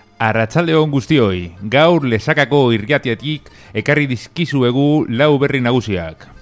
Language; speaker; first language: Basque; non-native, local second language; Spanish